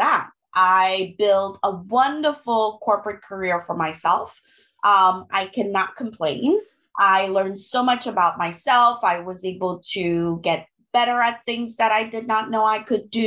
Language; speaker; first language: English; non-native, fluent; French